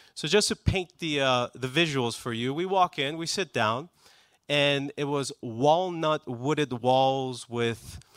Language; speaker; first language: English; non-native, fluent; Persian